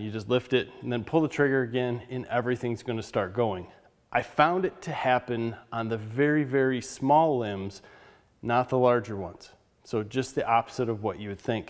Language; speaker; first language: English; native; English